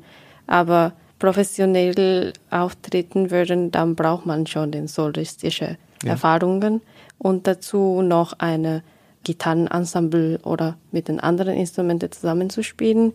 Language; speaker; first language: German; non-native, learner; Japanese